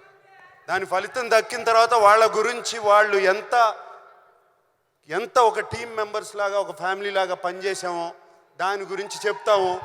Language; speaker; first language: Telugu; native; Telugu